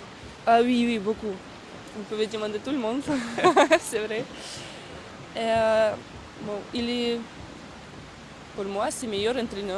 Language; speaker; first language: French; non-native, fluent; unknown